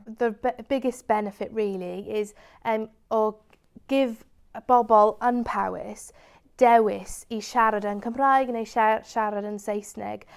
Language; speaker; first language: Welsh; non-native, local second language; English